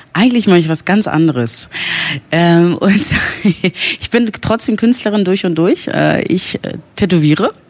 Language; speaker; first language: German; early bilingual, other home language; Italian